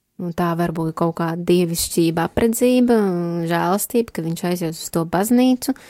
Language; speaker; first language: Latvian; native; Latvian